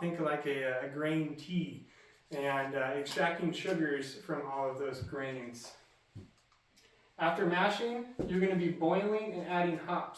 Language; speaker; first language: English; native; English